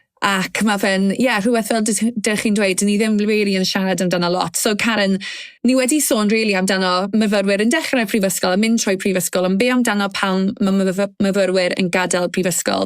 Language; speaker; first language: Welsh; native; Welsh